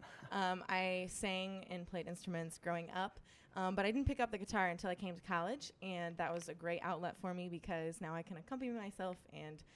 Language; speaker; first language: English; native; English